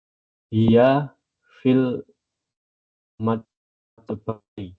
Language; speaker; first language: Arabic; non-native, learner; Indonesian